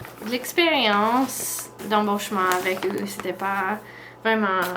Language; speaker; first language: French; non-native, learner; English